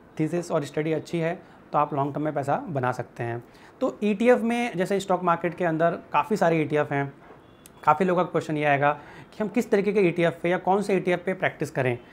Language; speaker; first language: Hindi; native; Hindi